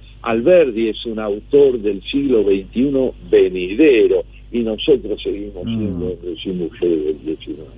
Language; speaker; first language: Spanish; native; Spanish